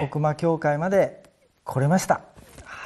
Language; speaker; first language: Japanese; native; Japanese